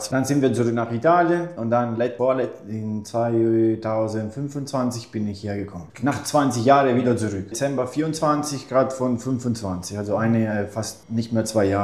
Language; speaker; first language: German; non-native, fluent; Italian